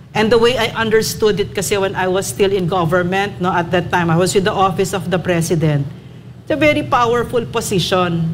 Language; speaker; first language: English; non-native, local second language; Filipino